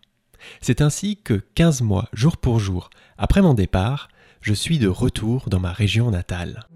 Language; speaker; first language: French; native; French